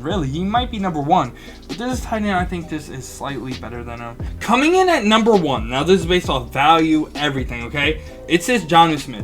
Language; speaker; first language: English; native; English